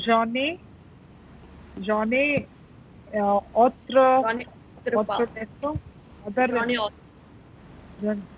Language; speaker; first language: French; non-native, learner; Hindi